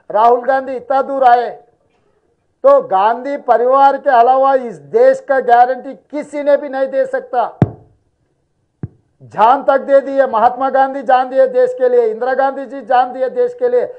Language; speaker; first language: Hindi; non-native, local second language; Telugu